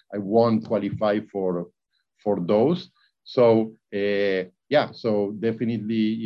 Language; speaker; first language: English; non-native, fluent; Spanish